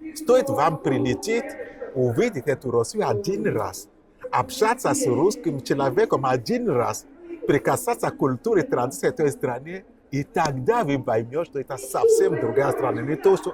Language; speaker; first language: Russian; non-native, fluent; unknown